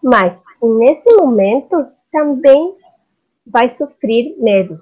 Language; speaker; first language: Portuguese; non-native, learner; Spanish